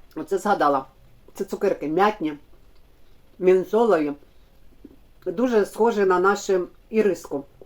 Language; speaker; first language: Ukrainian; non-native, local second language; Russian